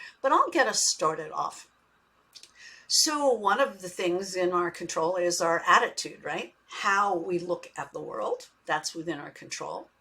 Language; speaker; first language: English; native; English